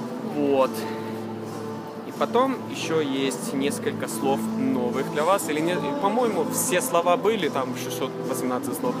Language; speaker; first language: Russian; non-native, fluent; Norwegian